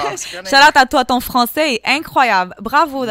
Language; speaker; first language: French; native; French